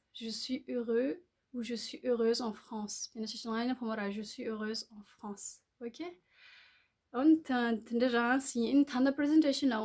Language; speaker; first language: French; non-native, learner; Tibetan